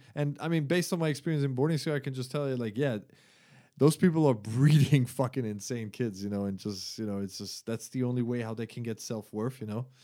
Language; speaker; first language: English; non-native, fluent; German